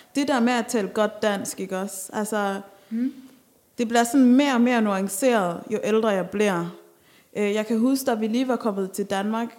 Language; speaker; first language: Danish; early bilingual, other home language; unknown